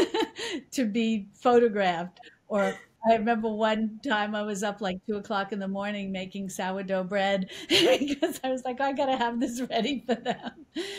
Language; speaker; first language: English; native; English